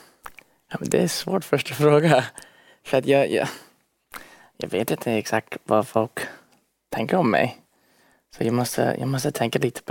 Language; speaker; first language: Swedish; early bilingual, heritage; English